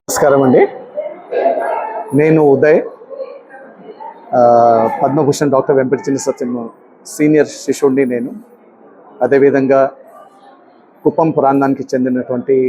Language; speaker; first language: Telugu; native; Telugu